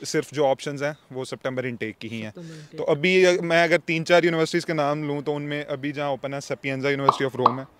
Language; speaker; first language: Urdu; native; Urdu